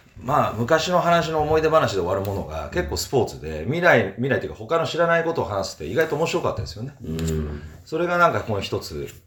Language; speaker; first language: Japanese; native; Japanese